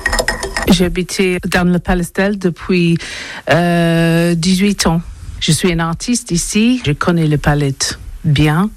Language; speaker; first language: French; non-native, learner; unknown